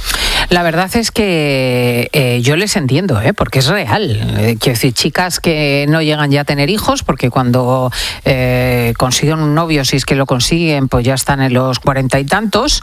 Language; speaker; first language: Spanish; native; Spanish